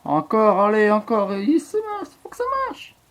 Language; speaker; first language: French; native; French